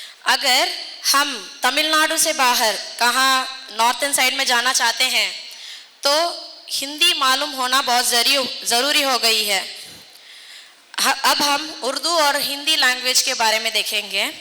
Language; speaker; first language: Hindi; non-native, local second language; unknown